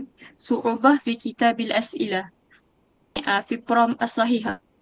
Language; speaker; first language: Arabic; non-native, learner; Malay